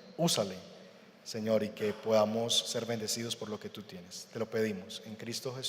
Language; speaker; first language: Spanish; native; Spanish